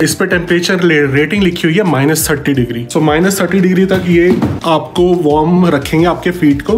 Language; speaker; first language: Hindi; native; Hindi